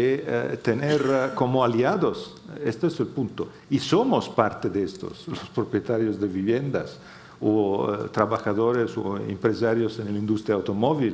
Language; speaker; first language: Spanish; non-native, fluent; Italian